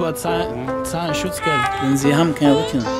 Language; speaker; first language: German; native; German